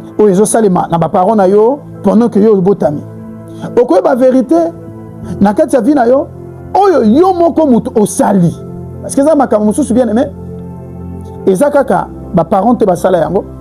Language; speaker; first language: Lingala; native; Lingala